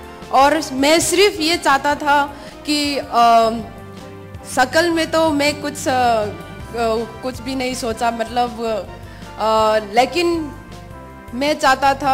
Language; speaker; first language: Hindi; non-native, local second language; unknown